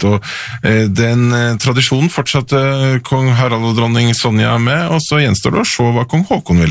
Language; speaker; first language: Norwegian; native; Norwegian